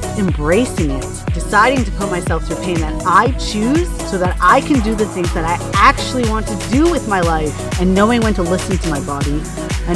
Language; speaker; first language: English; native; English